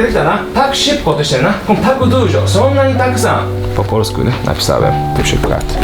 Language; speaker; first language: Polish; non-native, fluent; Japanese